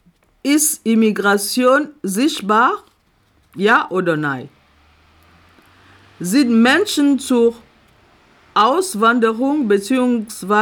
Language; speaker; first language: German; non-native, fluent; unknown